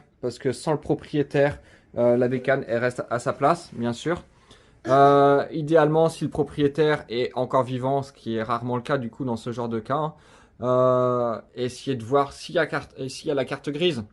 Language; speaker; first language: French; native; French